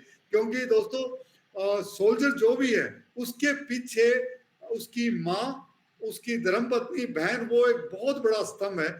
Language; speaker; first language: Hindi; native; Hindi